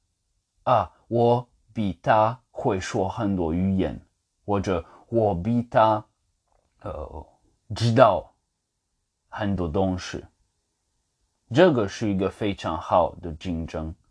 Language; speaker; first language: Chinese; non-native, fluent; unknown